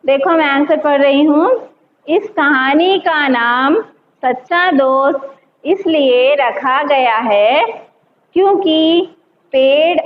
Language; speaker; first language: Hindi; non-native, local second language; Telugu